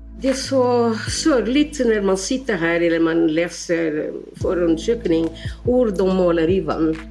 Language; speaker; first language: Swedish; non-native, learner; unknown